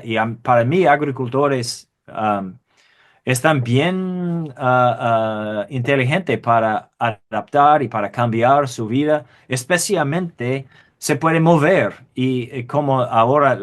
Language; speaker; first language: Spanish; non-native, fluent; English